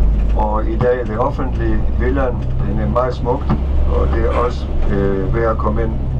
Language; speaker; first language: Danish; non-native, fluent; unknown